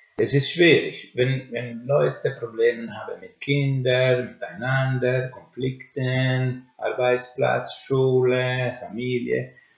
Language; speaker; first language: German; non-native, learner; Finnish